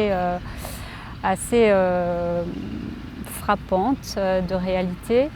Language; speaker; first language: French; native; French